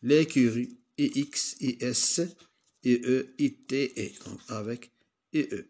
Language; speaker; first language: French; non-native, local second language; Arabic